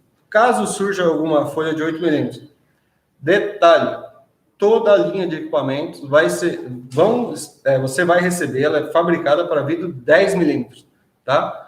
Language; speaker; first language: Portuguese; native; Portuguese